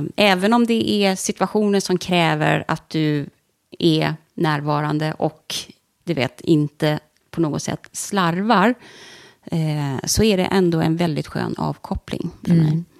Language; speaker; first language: Swedish; native; Swedish